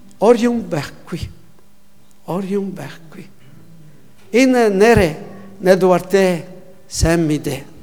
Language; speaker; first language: Mongolian; non-native, learner; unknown